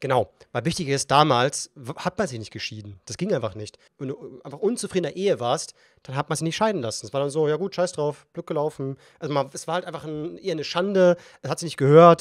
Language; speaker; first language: German; native; German